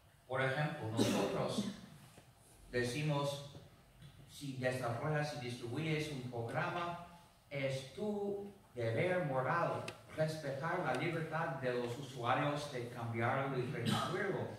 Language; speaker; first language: Spanish; non-native, fluent; English